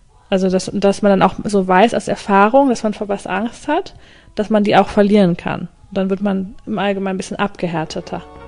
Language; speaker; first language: German; native; German